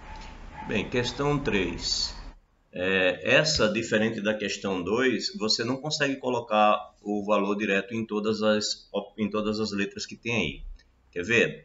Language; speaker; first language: Portuguese; native; Portuguese